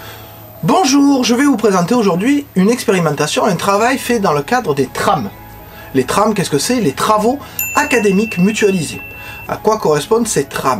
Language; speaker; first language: French; native; French